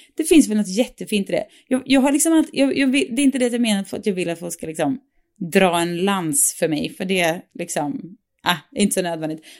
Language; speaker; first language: Swedish; native; Swedish